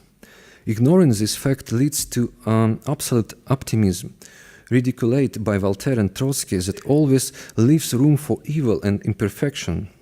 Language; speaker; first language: English; non-native, fluent; Russian